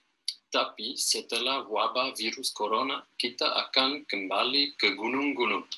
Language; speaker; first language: Indonesian; non-native, learner; German